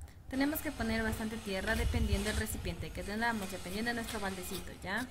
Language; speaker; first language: Spanish; native; Spanish